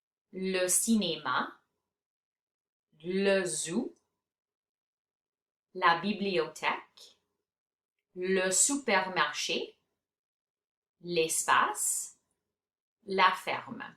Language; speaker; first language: French; non-native, fluent; English